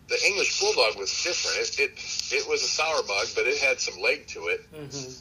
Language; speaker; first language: English; native; English